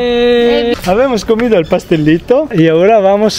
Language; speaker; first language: Spanish; non-native, learner; Italian